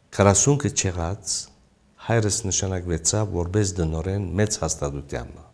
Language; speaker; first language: Armenian; early bilingual, heritage; Armenian